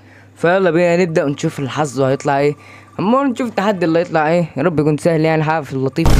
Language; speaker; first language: Arabic; native; Arabic